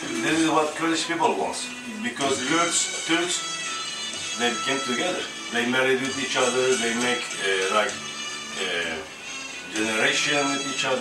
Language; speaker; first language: English; non-native, fluent; Kurdish